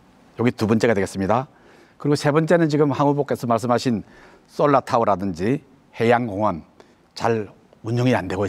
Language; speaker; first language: Korean; native; Korean